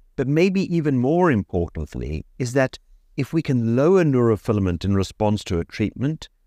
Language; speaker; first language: English; native; English